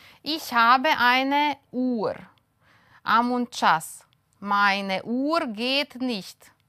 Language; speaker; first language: German; non-native, fluent; Romanian